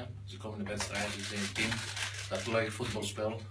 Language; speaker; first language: Dutch; non-native, learner; Greek